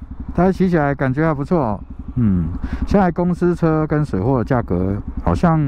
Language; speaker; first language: Chinese; native; Chinese